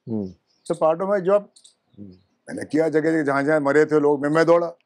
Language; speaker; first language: Hindi; native; Hindi